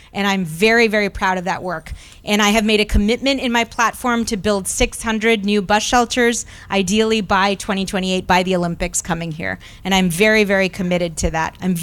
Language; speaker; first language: English; early bilingual, other home language; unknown